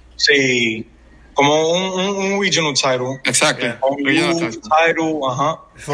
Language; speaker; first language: Spanish; early bilingual, heritage; English